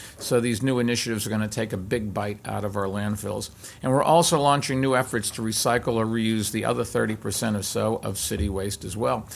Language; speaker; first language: English; native; English